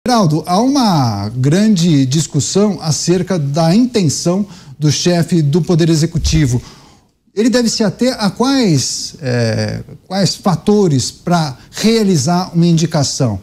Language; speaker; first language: Portuguese; native; Portuguese